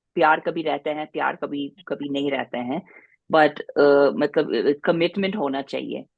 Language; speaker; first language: Hindi; non-native, fluent; English